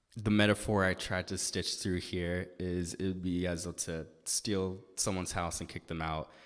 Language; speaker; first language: English; native; English